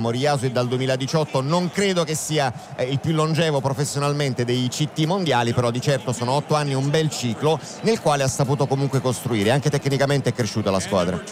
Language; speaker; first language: Italian; native; Italian